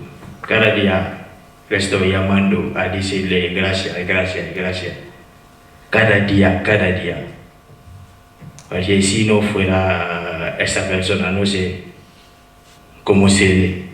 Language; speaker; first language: Spanish; non-native, fluent; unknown